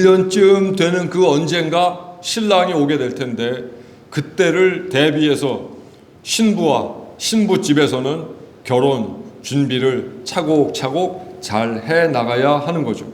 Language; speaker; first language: Korean; native; Korean